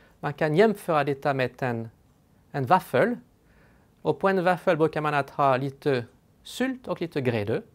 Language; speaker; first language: Swedish; non-native, fluent; French